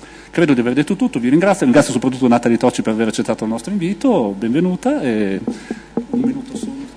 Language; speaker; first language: Italian; native; Italian